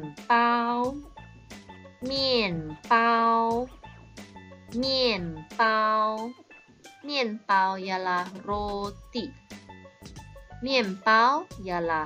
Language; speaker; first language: Chinese; native; Chinese